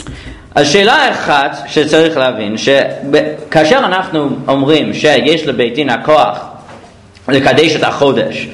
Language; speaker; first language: Hebrew; non-native, fluent; English